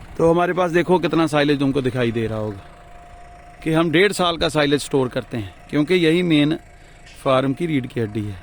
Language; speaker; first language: Hindi; non-native, local second language; Punjabi